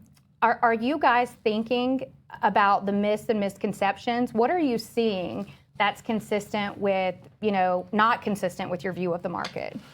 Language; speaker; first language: English; native; English